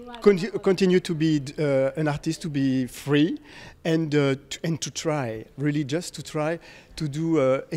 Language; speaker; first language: English; non-native, fluent; French